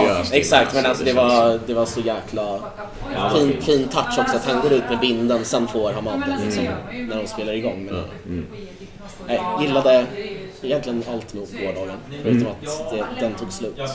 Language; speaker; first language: Swedish; native; Swedish